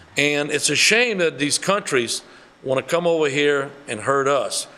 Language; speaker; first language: English; early bilingual, other home language; French